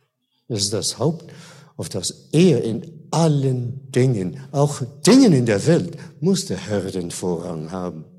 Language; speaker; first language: German; non-native, fluent; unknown